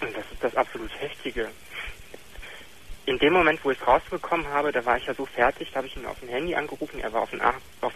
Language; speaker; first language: German; native; German